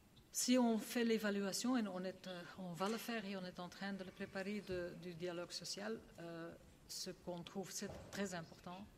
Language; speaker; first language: French; non-native, local second language; Dutch